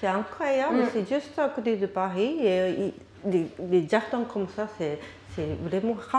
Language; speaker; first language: French; non-native, learner; Japanese